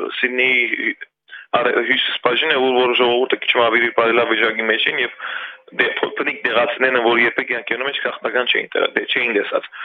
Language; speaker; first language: Armenian; early bilingual, heritage; Armenian